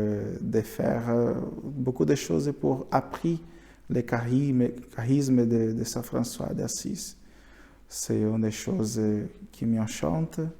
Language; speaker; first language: French; non-native, learner; Portuguese